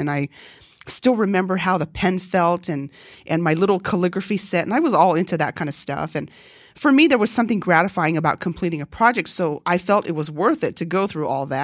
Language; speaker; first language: English; non-native, fluent; Korean